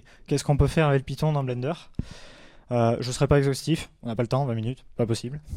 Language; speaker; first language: French; native; French